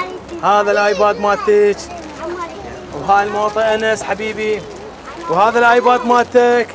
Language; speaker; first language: Arabic; native; Arabic